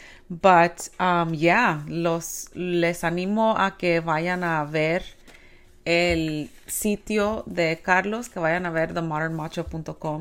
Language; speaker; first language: Spanish; early bilingual, heritage; Spanish